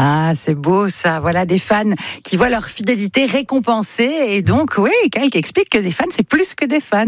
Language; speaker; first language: French; native; French